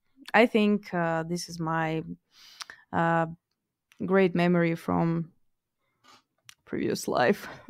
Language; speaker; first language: English; non-native, fluent; Russian